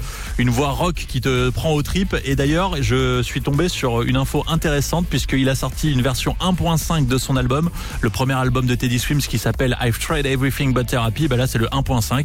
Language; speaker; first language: French; native; French